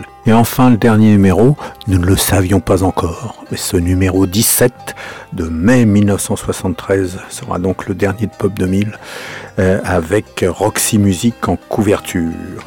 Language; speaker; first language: French; native; French